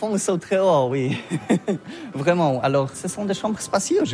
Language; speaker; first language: French; non-native, learner; Polish